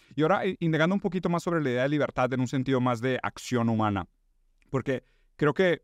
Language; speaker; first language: Spanish; non-native, fluent; Portuguese